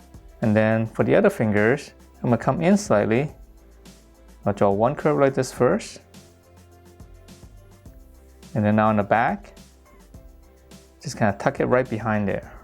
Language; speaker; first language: English; native; English